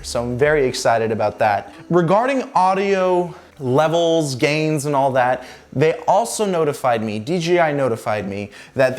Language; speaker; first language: English; native; English